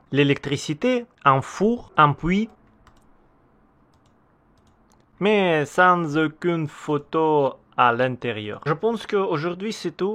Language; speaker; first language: French; non-native, learner; Russian